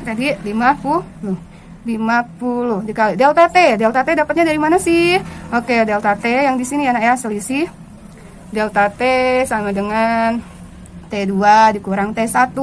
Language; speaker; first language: Indonesian; native; Indonesian